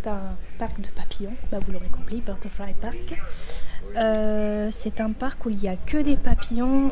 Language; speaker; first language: French; native; French